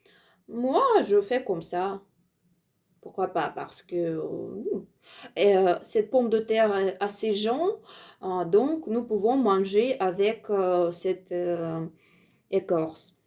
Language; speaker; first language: French; non-native, learner; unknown